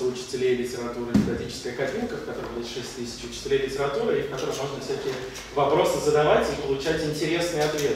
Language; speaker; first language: Russian; native; Russian